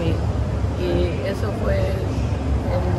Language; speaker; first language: Spanish; non-native, local second language; English